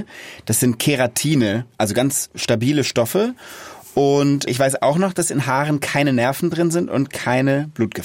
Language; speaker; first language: German; native; German